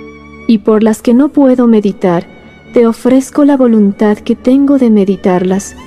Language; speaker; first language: Spanish; native; Spanish